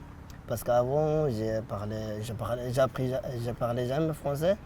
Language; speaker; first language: French; non-native, fluent; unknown